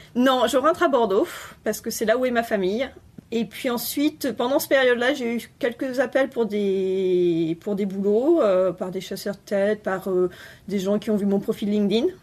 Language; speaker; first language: French; native; French